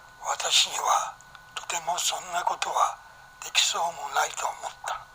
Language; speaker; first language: Japanese; native; Japanese